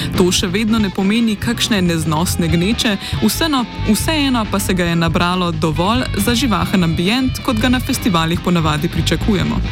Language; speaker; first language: Slovenian; native; Slovenian